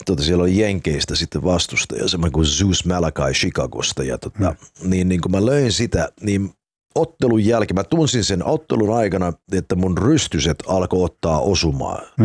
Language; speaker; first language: Finnish; early bilingual, heritage; Finnish